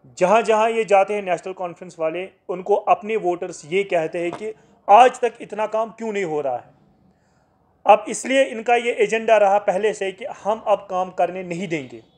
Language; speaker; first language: Hindi; non-native, local second language; Kashmiri